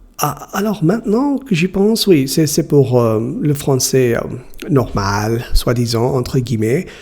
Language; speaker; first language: French; non-native, learner; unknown